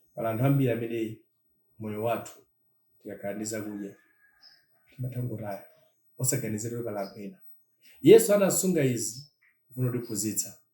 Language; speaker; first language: Nyanja; non-native, local second language; Tumbuka